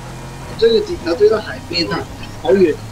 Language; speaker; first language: Chinese; native; Chinese